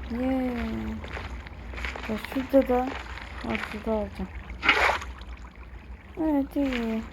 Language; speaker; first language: Turkish; early bilingual, other home language; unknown